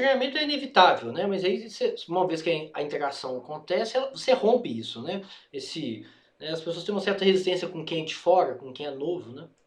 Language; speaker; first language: Portuguese; native; Portuguese